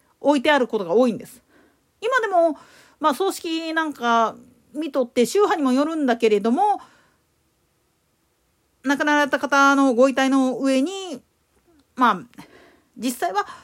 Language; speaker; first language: Japanese; native; Japanese